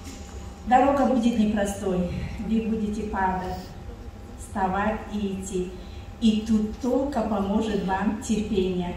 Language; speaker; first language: Russian; non-native, fluent; Tajik